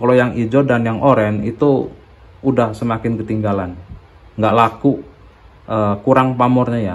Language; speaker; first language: Indonesian; non-native, local second language; Sundanese